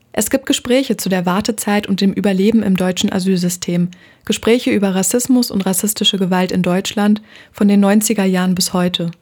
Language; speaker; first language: German; native; German